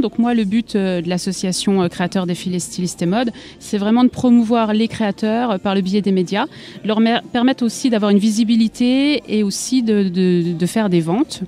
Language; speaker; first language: French; native; French